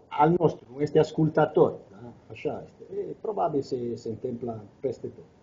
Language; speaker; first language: Romanian; non-native, fluent; Italian